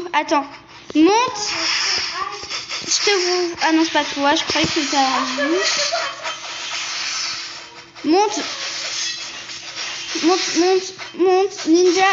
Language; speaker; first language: French; native; French